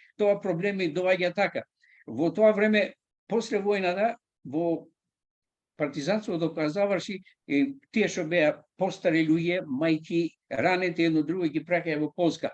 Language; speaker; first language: Macedonian; native; Macedonian